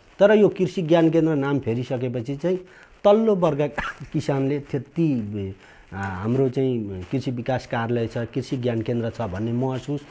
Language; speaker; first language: Nepali; native; Nepali